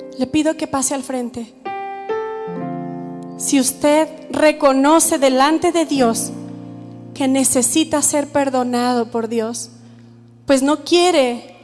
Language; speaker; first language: Spanish; native; Spanish